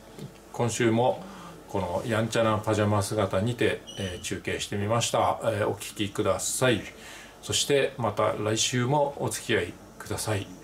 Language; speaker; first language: Japanese; native; Japanese